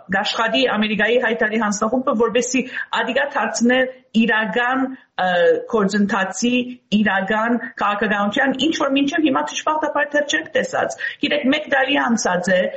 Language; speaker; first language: Armenian; early bilingual, heritage; Armenian